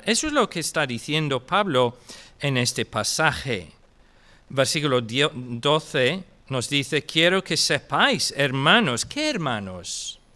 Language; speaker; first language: Spanish; non-native, fluent; English